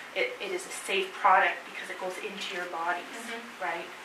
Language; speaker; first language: English; native; English